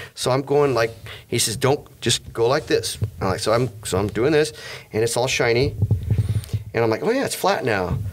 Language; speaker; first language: English; native; English